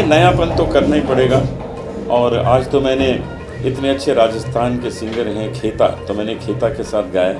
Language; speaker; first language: Hindi; native; Hindi